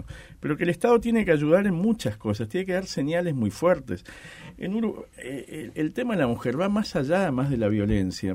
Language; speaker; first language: Spanish; native; Spanish